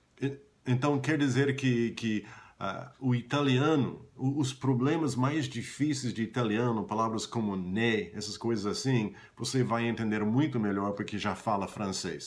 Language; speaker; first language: Portuguese; non-native, fluent; English